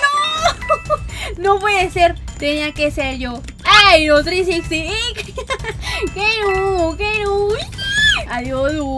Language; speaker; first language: Spanish; native; Spanish